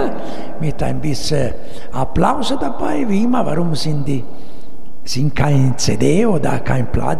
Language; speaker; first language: German; non-native, fluent; Italian